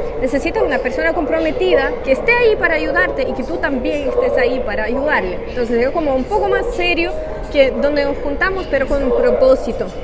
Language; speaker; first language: Spanish; non-native, fluent; Russian